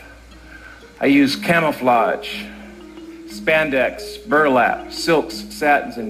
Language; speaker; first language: English; native; English